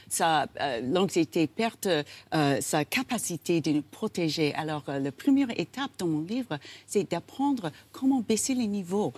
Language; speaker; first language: French; non-native, learner; English